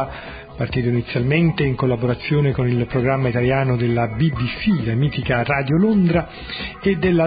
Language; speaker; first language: Italian; native; Italian